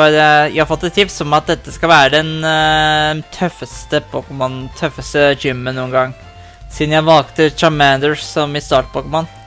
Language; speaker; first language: Norwegian; native; Norwegian